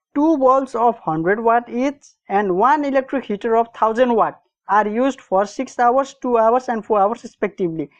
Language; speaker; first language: English; non-native, local second language; Nepali